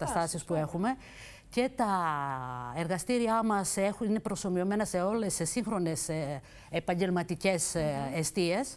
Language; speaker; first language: Greek; native; Greek